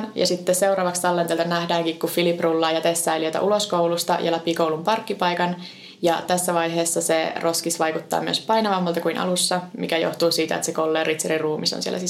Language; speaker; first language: Finnish; native; Finnish